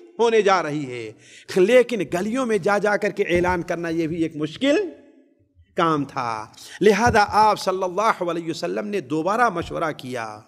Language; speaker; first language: Urdu; native; Urdu